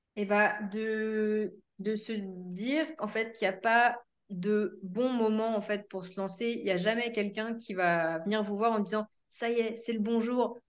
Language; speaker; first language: French; native; French